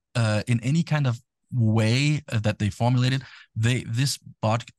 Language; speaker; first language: English; non-native, fluent; Danish